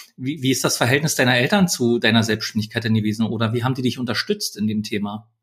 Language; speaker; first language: German; native; German